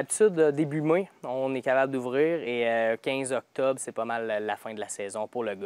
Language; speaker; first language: French; native; French